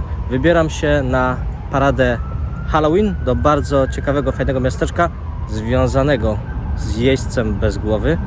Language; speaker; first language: Polish; native; Polish